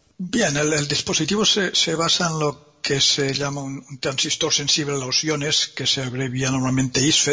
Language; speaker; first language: Spanish; native; Spanish